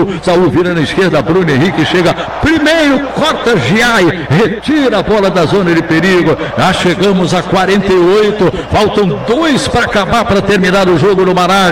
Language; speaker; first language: Portuguese; native; Portuguese